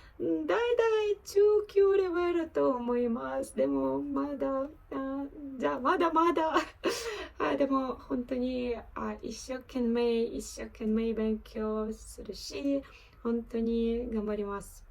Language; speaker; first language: Japanese; non-native, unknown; Ukrainian